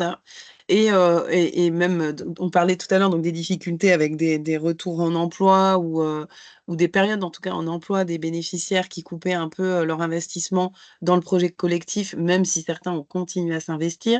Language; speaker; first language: French; native; French